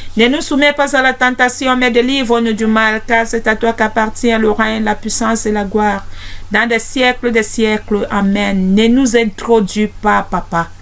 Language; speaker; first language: French; non-native, local second language; Basaa